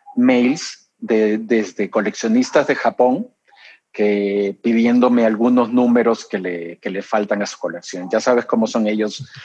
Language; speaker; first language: Spanish; native; Spanish